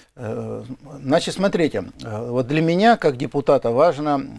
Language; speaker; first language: Russian; native; Russian